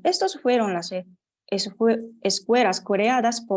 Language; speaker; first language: Spanish; non-native, fluent; Japanese